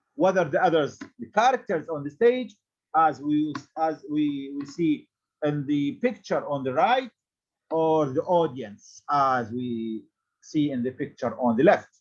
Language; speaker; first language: English; non-native, fluent; Arabic